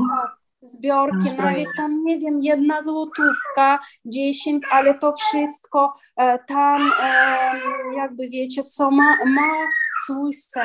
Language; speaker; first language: Polish; non-native, learner; Ukrainian